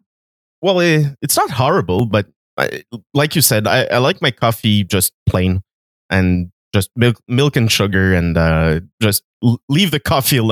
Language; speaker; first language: English; non-native, fluent; French